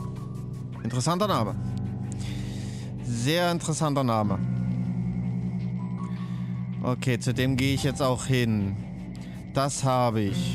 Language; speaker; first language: German; native; German